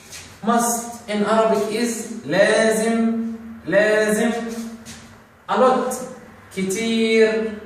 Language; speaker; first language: English; non-native, fluent; Arabic